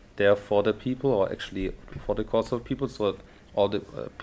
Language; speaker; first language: English; non-native, fluent; German